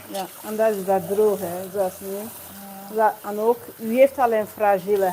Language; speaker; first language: Dutch; non-native, learner; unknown